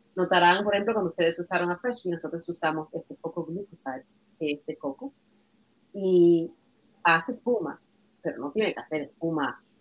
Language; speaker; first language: Spanish; native; Spanish